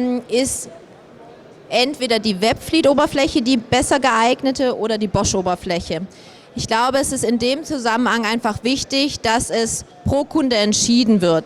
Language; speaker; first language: German; native; German